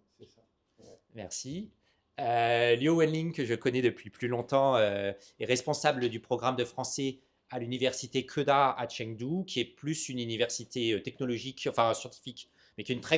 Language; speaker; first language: French; native; French